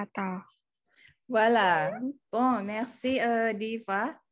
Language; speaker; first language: French; non-native, fluent; Indonesian